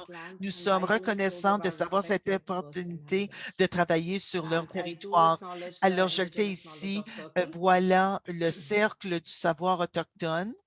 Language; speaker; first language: French; non-native, fluent; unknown